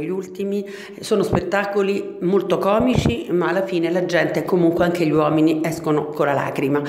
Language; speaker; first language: Italian; native; Italian